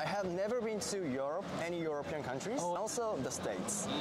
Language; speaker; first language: English; non-native, fluent; Japanese